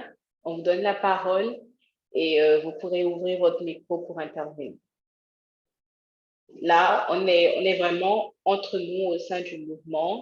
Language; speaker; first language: French; native; French